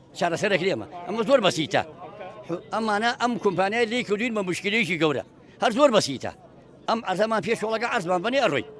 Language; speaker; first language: Central Kurdish; native; Central Kurdish